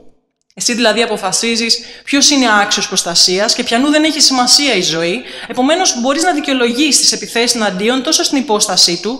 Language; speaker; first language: Greek; native; Greek